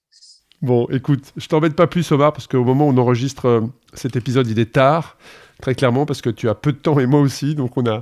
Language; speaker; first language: French; native; French